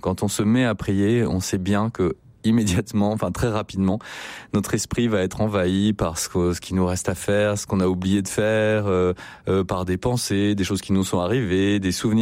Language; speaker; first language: French; native; French